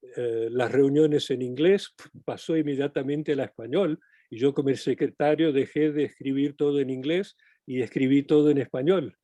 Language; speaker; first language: Spanish; non-native, fluent; English